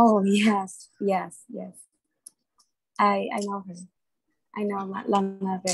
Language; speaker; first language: English; non-native, learner; Spanish